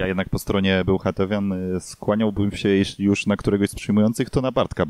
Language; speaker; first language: Polish; native; Polish